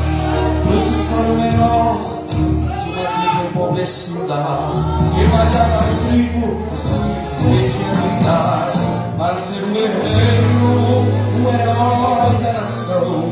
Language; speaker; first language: Portuguese; native; Portuguese